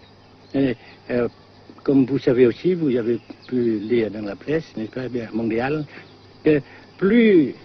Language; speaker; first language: French; non-native, local second language; Vietnamese